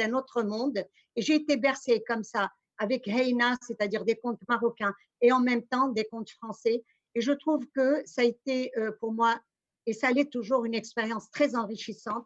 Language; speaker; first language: French; non-native, local second language; Arabic